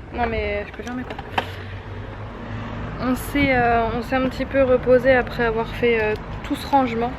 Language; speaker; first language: French; native; French